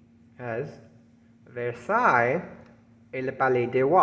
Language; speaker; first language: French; non-native, fluent; English